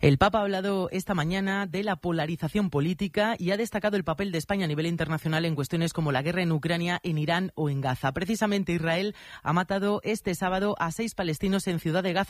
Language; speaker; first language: Spanish; native; Spanish